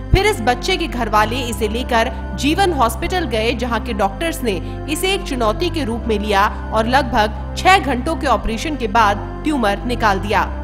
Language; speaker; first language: Hindi; native; Hindi